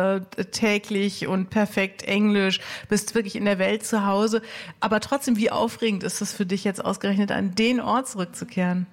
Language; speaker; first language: German; native; German